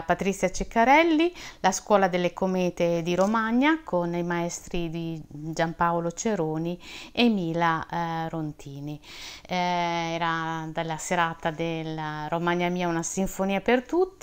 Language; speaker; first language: Italian; native; Italian